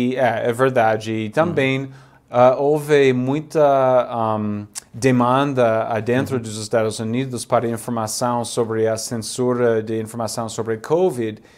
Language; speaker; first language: Portuguese; non-native, fluent; English